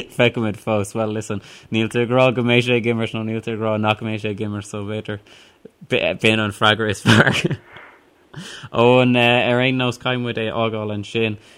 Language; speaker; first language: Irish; non-native, local second language; English